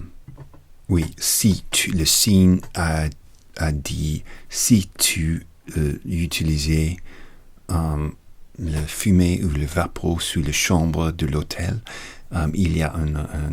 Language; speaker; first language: French; non-native, learner; English